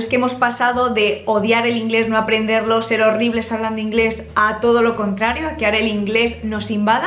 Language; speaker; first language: Spanish; native; Spanish